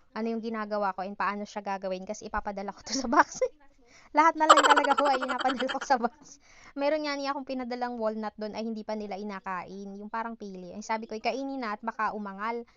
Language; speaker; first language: Filipino; native; Filipino